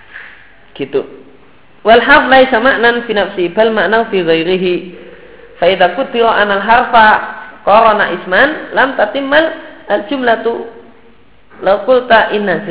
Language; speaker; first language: Arabic; non-native, fluent; Indonesian